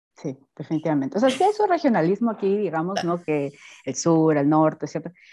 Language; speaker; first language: Spanish; native; Spanish